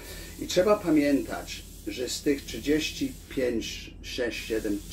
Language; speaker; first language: Polish; early bilingual, heritage; Polish